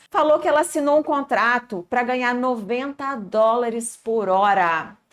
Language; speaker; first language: Portuguese; native; Portuguese